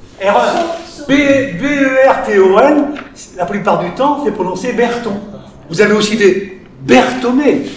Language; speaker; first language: French; native; French